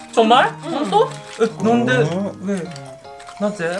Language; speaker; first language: Korean; non-native, learner; Japanese